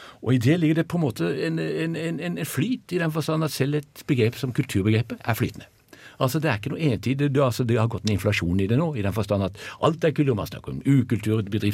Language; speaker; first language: Norwegian; native; Norwegian